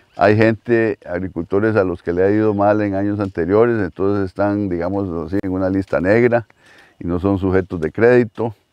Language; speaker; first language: Spanish; native; Spanish